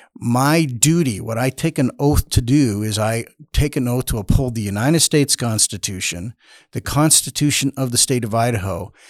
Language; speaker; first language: English; native; English